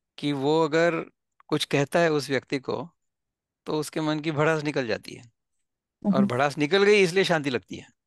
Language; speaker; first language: Hindi; non-native, local second language; Marathi